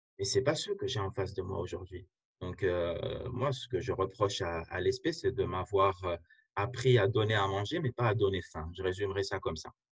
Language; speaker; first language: French; non-native, local second language; Arabic